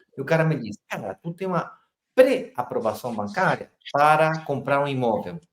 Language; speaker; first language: Portuguese; non-native, fluent; Spanish